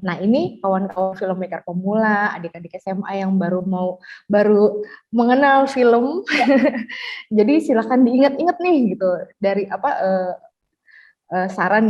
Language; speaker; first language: Indonesian; native; Indonesian